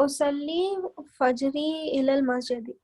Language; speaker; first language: Arabic; non-native, learner; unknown